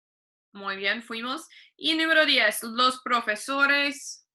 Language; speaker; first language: Spanish; non-native, fluent; English